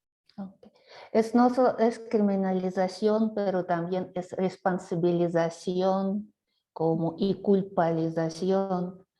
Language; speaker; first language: Spanish; non-native, fluent; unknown